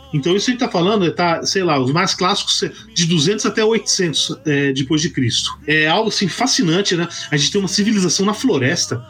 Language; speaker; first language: Portuguese; native; Portuguese